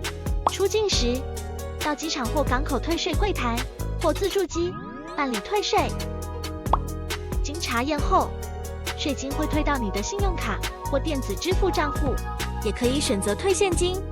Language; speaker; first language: Chinese; native; Chinese